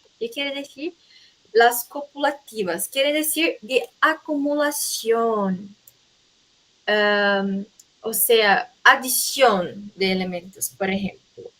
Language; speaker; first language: Spanish; non-native, fluent; Portuguese